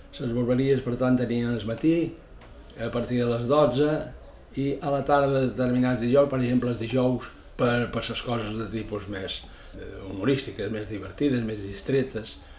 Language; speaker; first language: Catalan; native; Catalan